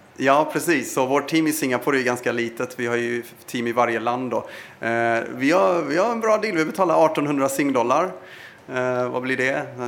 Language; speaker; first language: Swedish; early bilingual, other home language; Persian